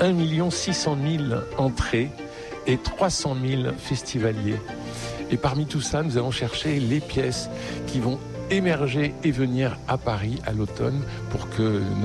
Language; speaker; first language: French; native; French